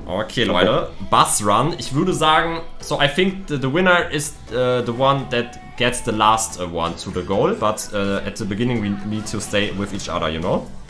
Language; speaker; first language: English; non-native, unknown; German